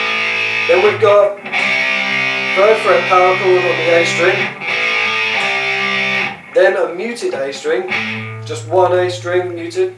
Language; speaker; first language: English; native; English